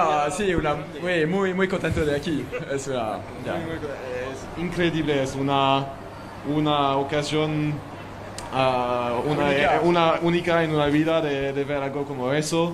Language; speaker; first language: Spanish; non-native, learner; French